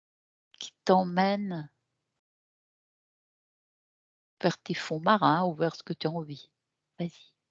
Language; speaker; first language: French; native; French